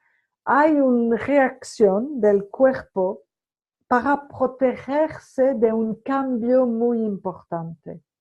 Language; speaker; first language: Spanish; non-native, fluent; French